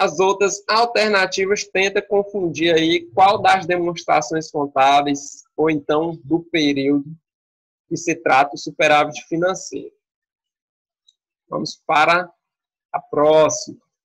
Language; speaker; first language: Portuguese; native; Portuguese